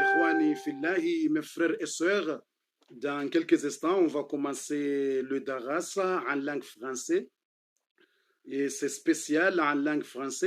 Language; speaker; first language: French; non-native, learner; Comorian